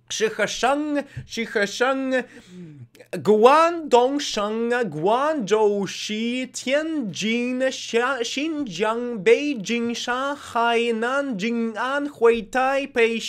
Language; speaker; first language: Chinese; non-native, learner; Russian